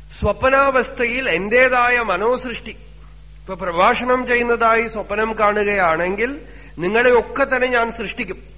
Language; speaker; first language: Malayalam; non-native, local second language; Tamil